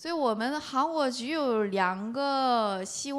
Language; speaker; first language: Chinese; non-native, fluent; Korean